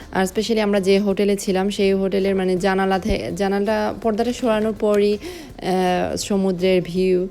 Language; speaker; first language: Bangla; early bilingual, heritage; Bangla